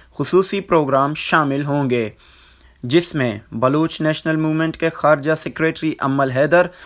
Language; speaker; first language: Urdu; non-native, local second language; Baluchi